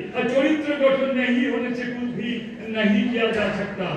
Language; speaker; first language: Hindi; non-native, local second language; Bangla